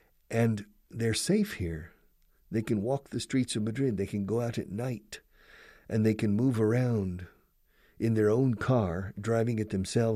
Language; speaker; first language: English; native; English